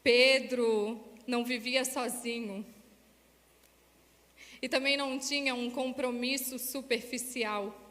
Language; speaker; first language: Portuguese; native; Portuguese